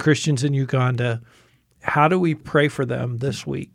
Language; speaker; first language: English; native; English